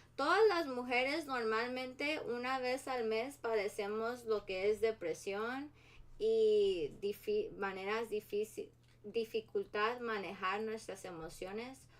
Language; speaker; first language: Spanish; early bilingual, heritage; Spanish